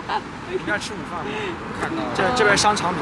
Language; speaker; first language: Chinese; native; Chinese